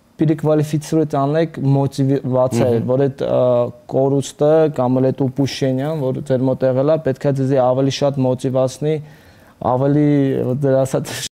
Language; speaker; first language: Armenian; early bilingual, heritage; Armenian